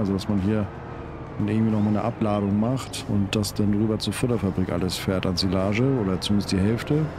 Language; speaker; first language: German; native; German